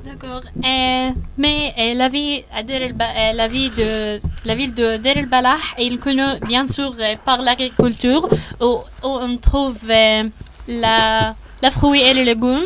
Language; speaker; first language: French; non-native, learner; Arabic